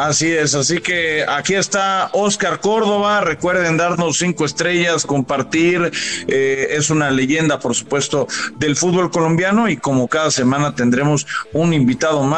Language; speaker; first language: Spanish; native; Spanish